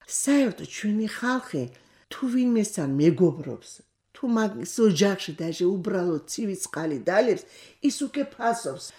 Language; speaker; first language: Georgian; non-native, local second language; Kurdish